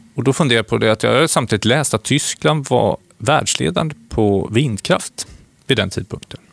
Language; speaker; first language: Swedish; native; Swedish